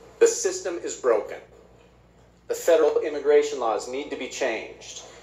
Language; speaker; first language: English; native; English